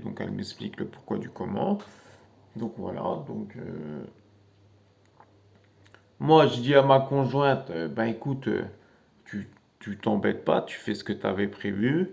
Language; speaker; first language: French; native; French